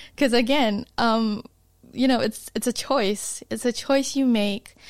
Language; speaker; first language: English; non-native, local second language; Malay